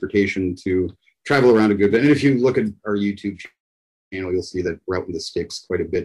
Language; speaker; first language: English; native; English